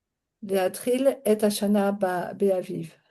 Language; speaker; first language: Hebrew; non-native, learner; French